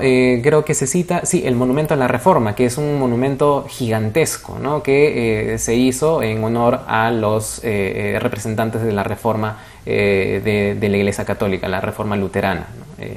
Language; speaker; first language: Spanish; native; Spanish